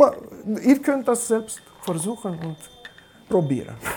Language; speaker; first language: German; non-native, fluent; Romanian